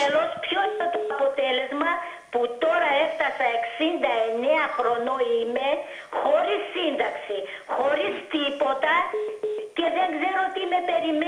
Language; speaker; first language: Greek; early bilingual, heritage; Greek